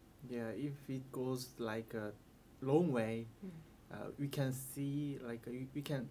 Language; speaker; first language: English; non-native, learner; Korean